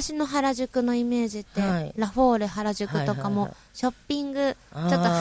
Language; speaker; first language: Japanese; native; Japanese